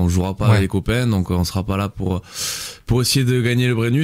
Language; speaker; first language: French; native; French